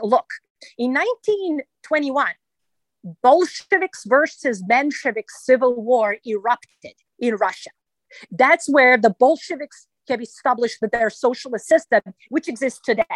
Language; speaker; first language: English; non-native, fluent; Serbian